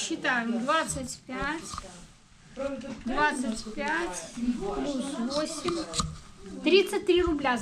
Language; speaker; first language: Russian; native; Russian